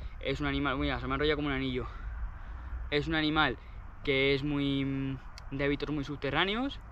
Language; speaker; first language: Spanish; native; Spanish